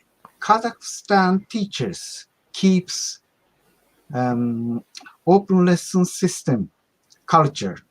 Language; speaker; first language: English; non-native, learner; Japanese